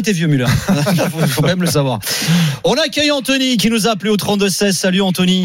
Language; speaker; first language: French; native; French